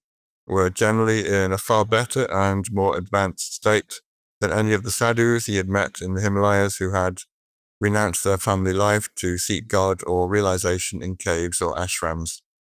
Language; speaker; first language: English; native; English